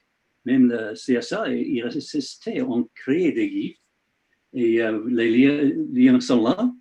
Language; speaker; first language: French; non-native, learner; English